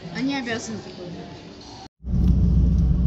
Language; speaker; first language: Russian; native; Russian